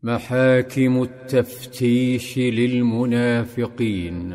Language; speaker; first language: Arabic; native; Arabic